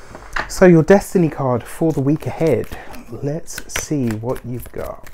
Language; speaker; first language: English; native; English